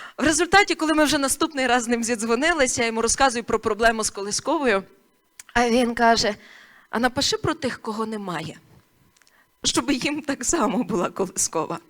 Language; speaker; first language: Ukrainian; native; Ukrainian